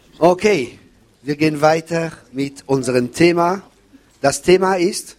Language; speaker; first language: German; non-native, fluent; French